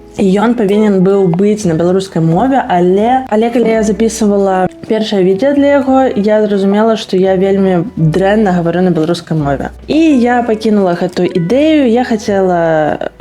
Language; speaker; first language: Belarusian; non-native, local second language; Russian